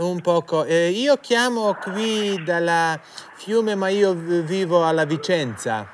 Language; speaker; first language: Italian; non-native, learner; Croatian